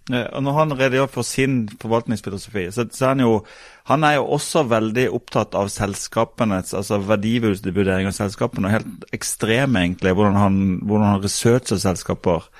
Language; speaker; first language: Norwegian; native; Norwegian